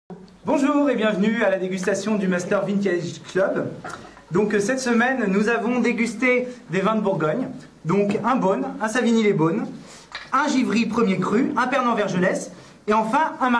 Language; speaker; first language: French; native; French